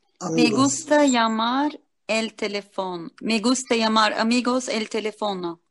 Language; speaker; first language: Spanish; non-native, learner; Turkish